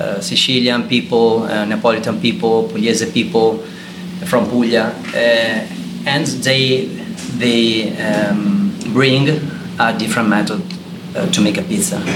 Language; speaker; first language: English; non-native, learner; Italian